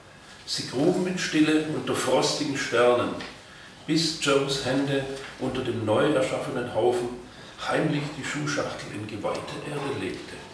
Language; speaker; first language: German; native; German